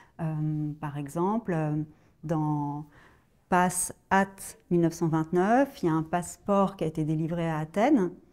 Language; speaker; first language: French; native; French